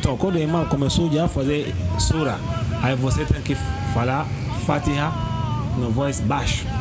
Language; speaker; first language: Portuguese; non-native, learner; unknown